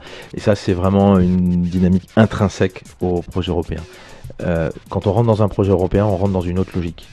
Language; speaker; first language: French; native; French